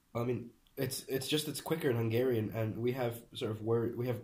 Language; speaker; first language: English; early bilingual, other home language; Hungarian